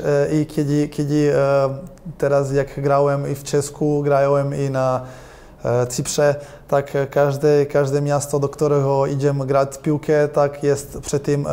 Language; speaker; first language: Polish; non-native, learner; Croatian